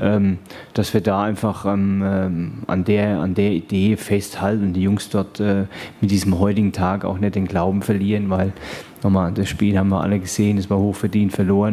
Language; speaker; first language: German; native; German